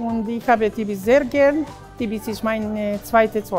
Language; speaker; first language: German; non-native, learner; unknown